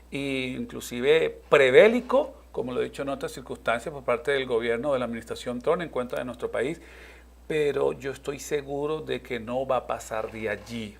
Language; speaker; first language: Spanish; native; Spanish